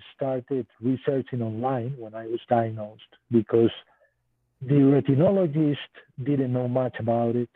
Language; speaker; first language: English; non-native, fluent; Spanish